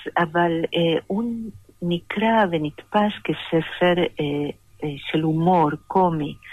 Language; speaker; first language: Hebrew; non-native, fluent; Spanish